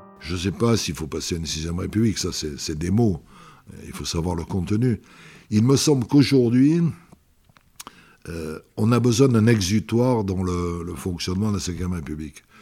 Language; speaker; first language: French; native; French